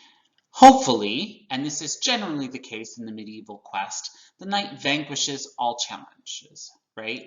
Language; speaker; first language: English; native; English